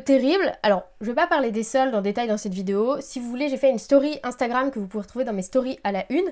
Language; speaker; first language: French; native; French